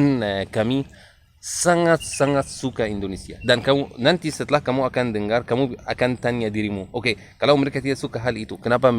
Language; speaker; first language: Indonesian; non-native, learner; Arabic